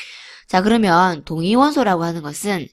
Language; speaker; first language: Korean; native; Korean